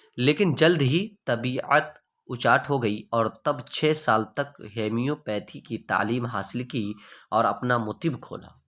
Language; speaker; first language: Urdu; native; Urdu